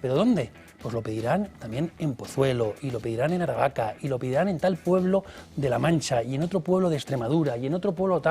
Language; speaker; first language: Spanish; native; Spanish